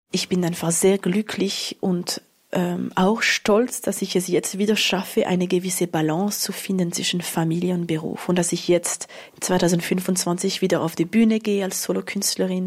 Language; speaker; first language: German; non-native, local second language; French